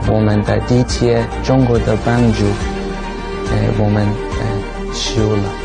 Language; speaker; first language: Chinese; non-native, fluent; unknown